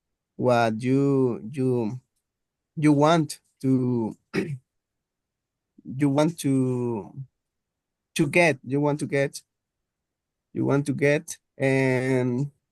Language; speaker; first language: English; non-native, learner; Spanish